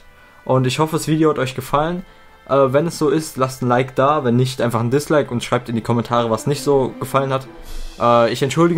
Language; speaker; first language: German; native; German